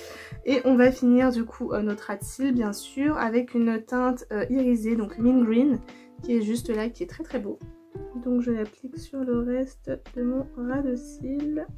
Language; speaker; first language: French; native; French